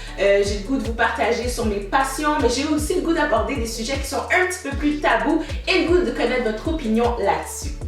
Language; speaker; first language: French; native; French